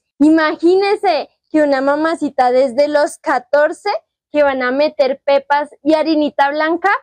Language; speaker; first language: Spanish; native; Spanish